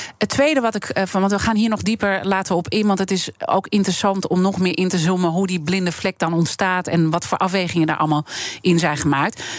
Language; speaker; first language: Dutch; native; Dutch